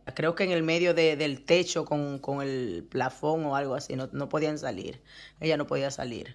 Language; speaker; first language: Spanish; native; Spanish